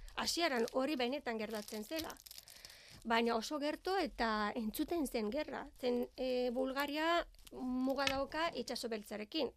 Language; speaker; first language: Basque; non-native, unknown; Bulgarian